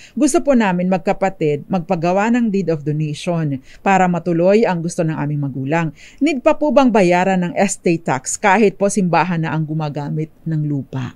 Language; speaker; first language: Filipino; native; Filipino